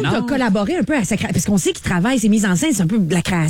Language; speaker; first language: French; native; French